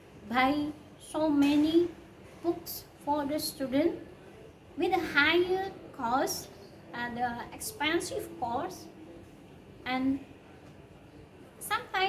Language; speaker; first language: English; non-native, learner; Indonesian